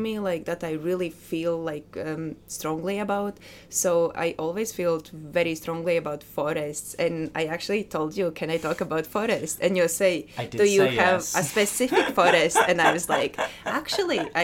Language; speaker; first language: English; non-native, fluent; Latvian